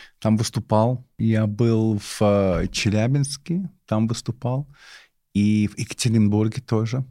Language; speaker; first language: Russian; non-native, fluent; English